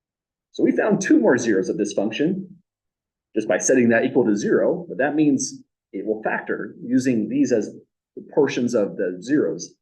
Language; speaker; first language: English; native; English